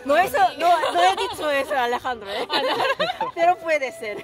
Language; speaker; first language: Spanish; non-native, fluent; Korean